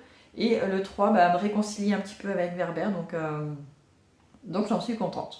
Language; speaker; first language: French; native; French